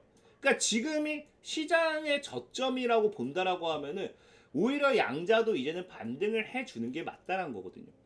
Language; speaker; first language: Korean; native; Korean